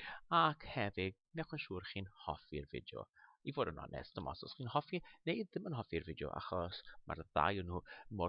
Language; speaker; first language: Welsh; non-native, local second language; English